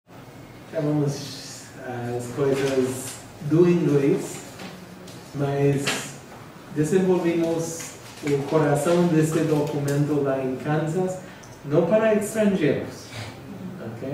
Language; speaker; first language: Portuguese; non-native, fluent; English